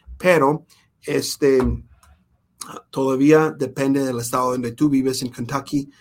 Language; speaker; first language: Spanish; non-native, fluent; English